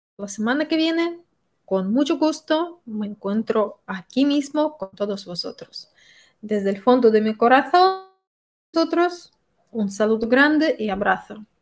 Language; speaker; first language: Spanish; non-native, fluent; Russian